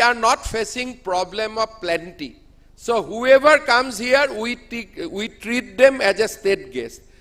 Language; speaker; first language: English; non-native, local second language; Assamese